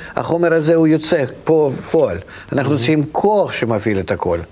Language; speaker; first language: Hebrew; non-native, fluent; Russian